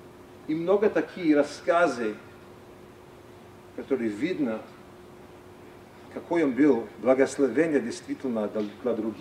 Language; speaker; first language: Russian; non-native, fluent; English